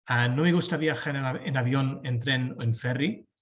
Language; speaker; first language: Spanish; non-native, fluent; English